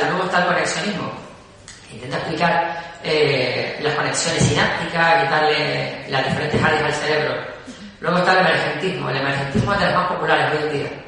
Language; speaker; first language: Spanish; native; Spanish